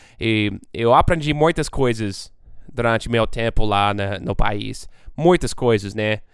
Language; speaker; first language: Portuguese; non-native, fluent; English